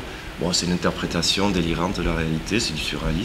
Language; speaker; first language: French; native; French